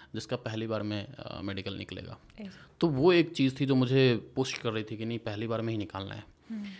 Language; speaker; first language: Hindi; native; Hindi